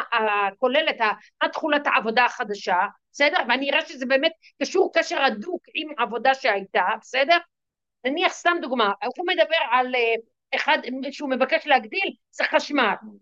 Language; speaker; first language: Hebrew; native; Hebrew